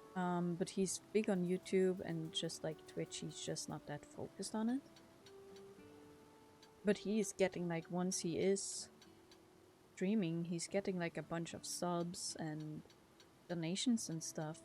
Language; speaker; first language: English; non-native, fluent; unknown